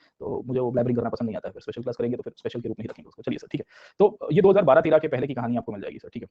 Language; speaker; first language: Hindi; non-native, local second language; Gujarati